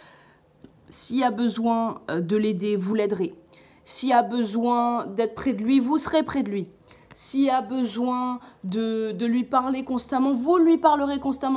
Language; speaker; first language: French; native; French